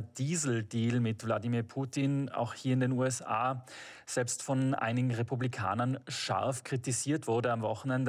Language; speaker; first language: German; native; German